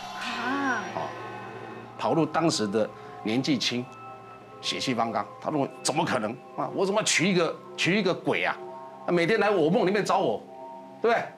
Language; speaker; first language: Chinese; native; Chinese